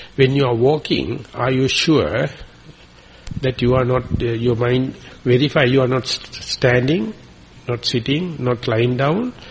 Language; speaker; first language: English; non-native, local second language; Sinhala